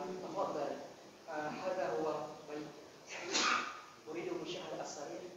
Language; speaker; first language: Arabic; non-native, learner; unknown